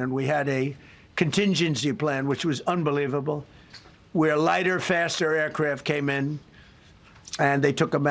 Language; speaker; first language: English; native; English